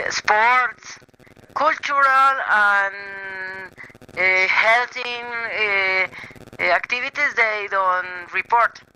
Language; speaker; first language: English; non-native, learner; Spanish